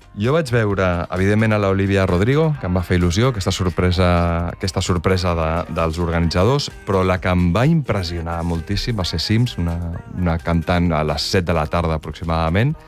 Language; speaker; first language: Catalan; native; Catalan